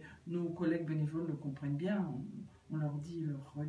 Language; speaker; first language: French; native; French